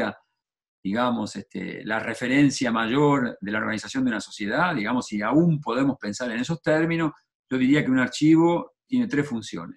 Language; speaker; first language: Spanish; native; Spanish